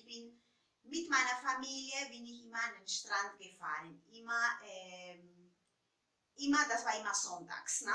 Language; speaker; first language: German; non-native, fluent; Spanish